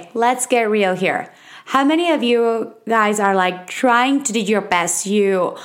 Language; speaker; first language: English; non-native, fluent; Spanish